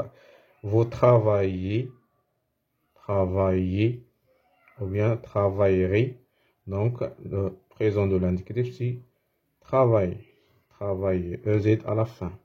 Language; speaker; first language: French; non-native, fluent; Arabic